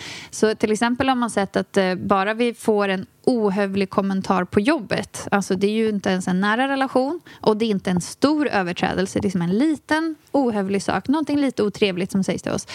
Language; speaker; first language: Swedish; native; Swedish